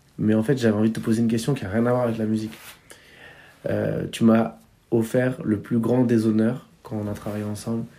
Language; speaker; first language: French; native; French